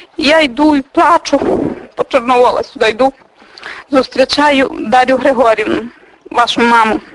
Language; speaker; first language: Ukrainian; native; Ukrainian